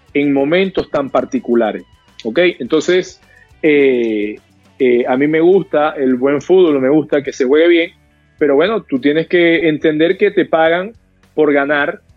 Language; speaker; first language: Spanish; native; Spanish